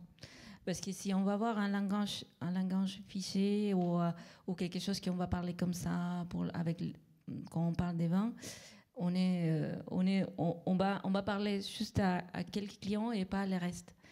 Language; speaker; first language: French; non-native, fluent; Spanish